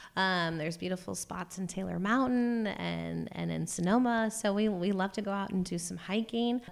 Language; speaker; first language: English; native; English